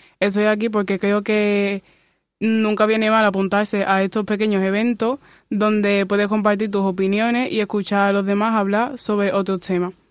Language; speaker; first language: Spanish; early bilingual, other home language; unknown